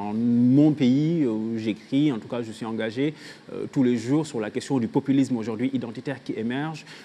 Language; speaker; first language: French; non-native, local second language; Wolof